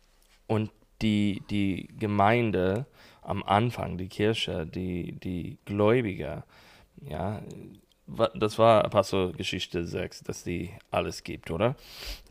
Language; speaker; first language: German; non-native, learner; English